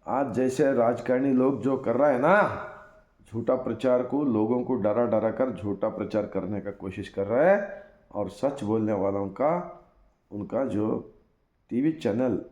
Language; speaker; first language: Hindi; non-native, local second language; Kannada